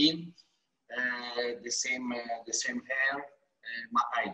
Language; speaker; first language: English; non-native, learner; Italian